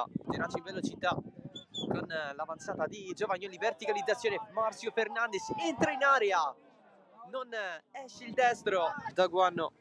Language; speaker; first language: Italian; native; Italian